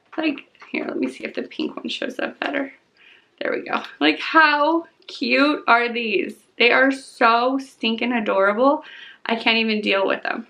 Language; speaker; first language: English; native; English